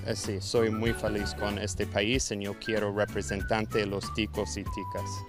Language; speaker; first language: Spanish; non-native, learner; English